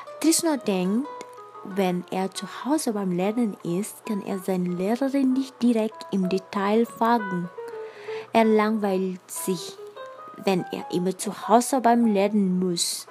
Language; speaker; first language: German; non-native, fluent; Indonesian